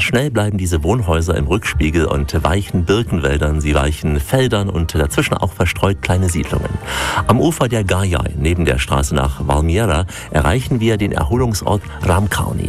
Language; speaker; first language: German; native; German